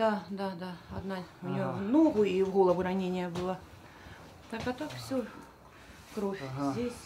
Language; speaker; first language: Russian; native; Russian